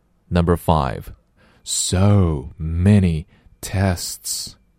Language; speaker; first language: English; non-native, fluent; Chinese